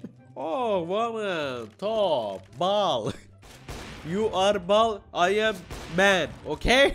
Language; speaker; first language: English; non-native, learner; Turkish